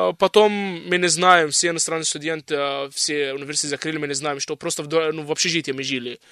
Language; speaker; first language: Russian; non-native, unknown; Arabic